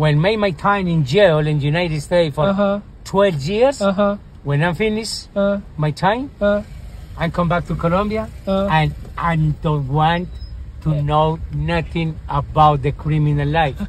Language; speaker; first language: English; non-native, learner; Spanish